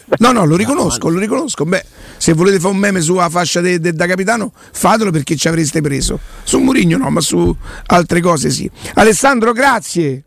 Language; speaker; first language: Italian; native; Italian